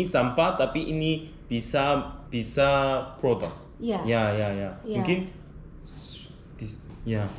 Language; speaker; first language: Indonesian; non-native, learner; Korean